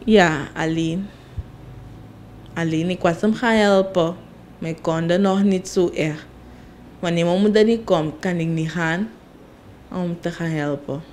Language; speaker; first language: Dutch; non-native, local second language; Sranan Tongo